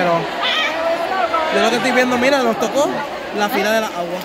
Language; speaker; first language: Spanish; native; Spanish